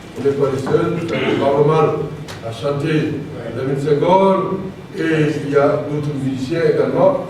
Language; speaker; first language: French; non-native, local second language; Wolof